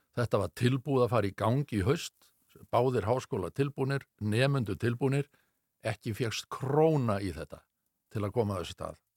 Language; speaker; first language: Icelandic; native; Icelandic